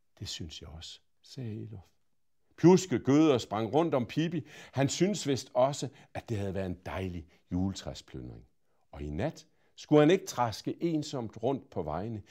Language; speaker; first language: Danish; native; Danish